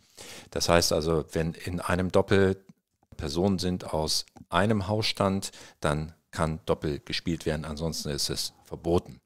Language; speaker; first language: German; native; German